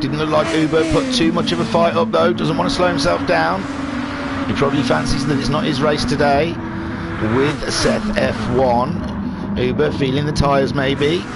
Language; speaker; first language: English; native; English